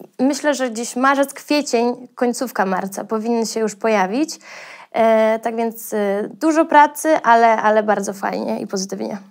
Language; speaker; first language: Polish; native; Polish